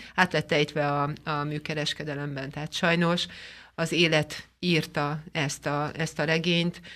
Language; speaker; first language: Hungarian; native; Hungarian